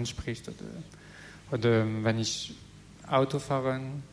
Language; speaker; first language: German; non-native, learner; French